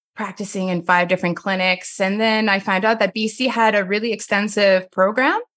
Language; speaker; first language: English; non-native, fluent; French